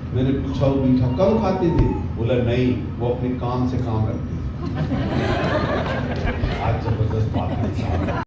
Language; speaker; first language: Hindi; native; Hindi